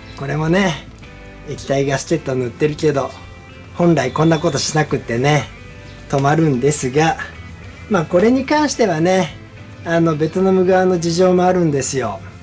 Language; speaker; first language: Japanese; native; Japanese